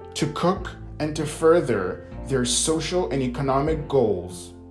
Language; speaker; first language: English; native; English